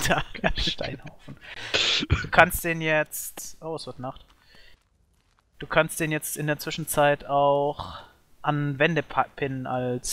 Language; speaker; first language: German; native; German